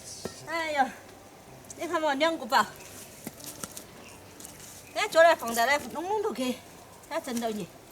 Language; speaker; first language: Chinese; native; Chinese